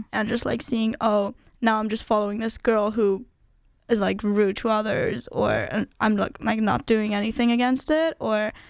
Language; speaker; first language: English; non-native, fluent; German